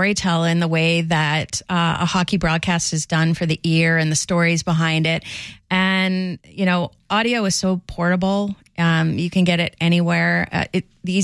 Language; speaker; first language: English; native; English